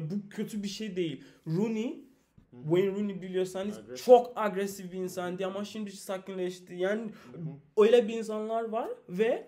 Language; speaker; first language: Turkish; non-native, learner; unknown